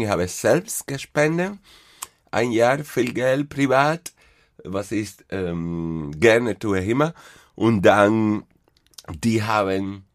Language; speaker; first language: German; non-native, fluent; Spanish